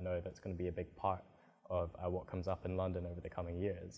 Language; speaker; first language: English; native; English